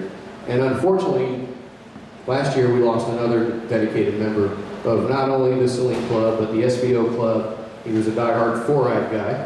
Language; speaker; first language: English; native; English